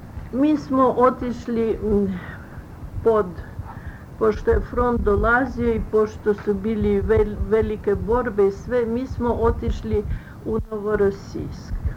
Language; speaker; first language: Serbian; early bilingual, other home language; Russian